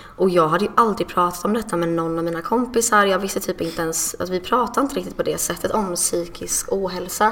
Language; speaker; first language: Swedish; early bilingual, other home language; English